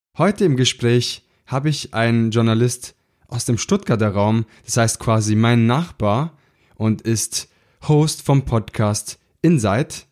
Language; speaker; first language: German; early bilingual, other home language; Italian